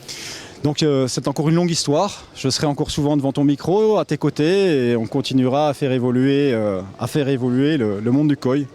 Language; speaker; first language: French; native; French